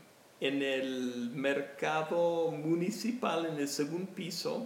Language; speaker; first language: Spanish; non-native, fluent; English